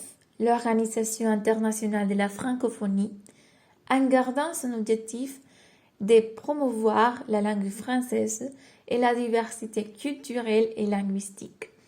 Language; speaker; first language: French; non-native, learner; Spanish